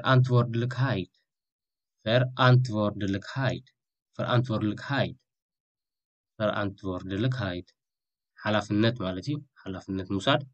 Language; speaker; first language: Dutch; non-native, fluent; Tigrinya